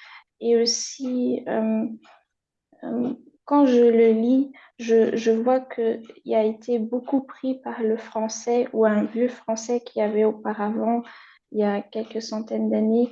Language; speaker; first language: French; non-native, fluent; German